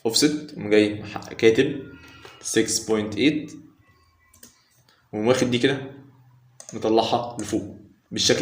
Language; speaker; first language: Arabic; native; Arabic